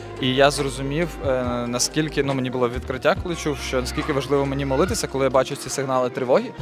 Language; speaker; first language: Ukrainian; native; Ukrainian